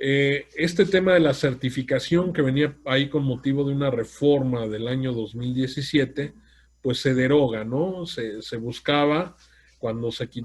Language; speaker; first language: Spanish; native; Spanish